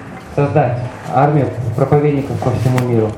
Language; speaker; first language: Russian; native; Russian